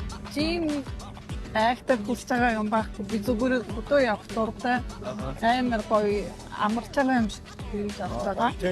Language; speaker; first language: Mongolian; non-native, fluent; Polish